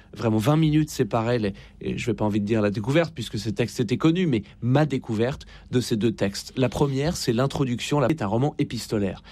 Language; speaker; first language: French; native; French